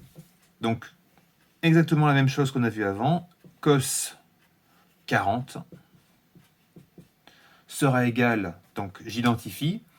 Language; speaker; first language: French; native; French